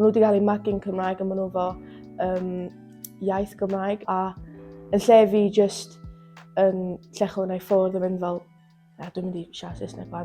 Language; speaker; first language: Welsh; non-native, local second language; English